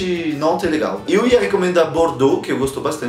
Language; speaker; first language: Portuguese; non-native, fluent; French